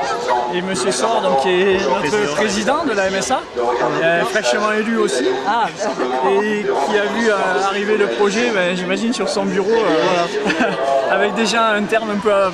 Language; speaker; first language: French; native; French